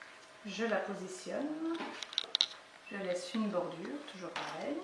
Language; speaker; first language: French; native; French